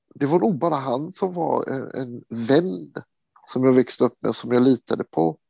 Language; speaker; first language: Swedish; early bilingual, other home language; Romany